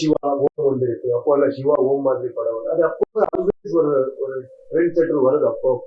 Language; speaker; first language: Tamil; non-native, learner; Kannada